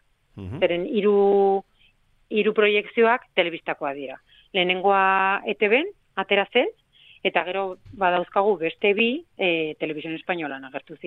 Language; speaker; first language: Basque; non-native, local second language; Spanish